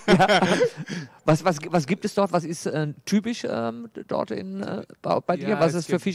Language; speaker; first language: German; native; German